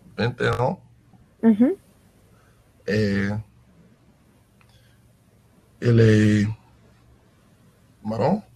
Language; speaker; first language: French; non-native, learner; English